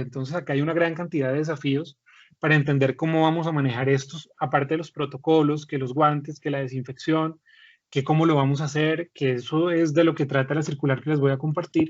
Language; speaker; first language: Spanish; native; Spanish